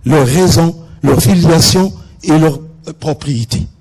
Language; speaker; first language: French; non-native, local second language; Arabic